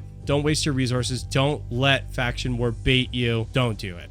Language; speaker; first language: English; native; English